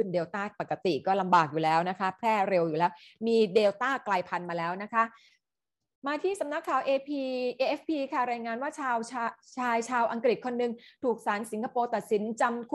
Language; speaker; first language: Thai; native; Thai